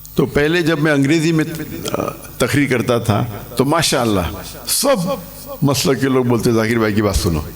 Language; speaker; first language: Urdu; non-native, local second language; English